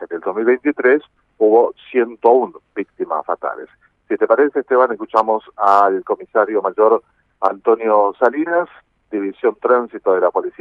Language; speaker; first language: Spanish; native; Spanish